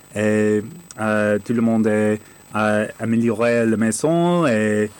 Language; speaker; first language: French; non-native, learner; English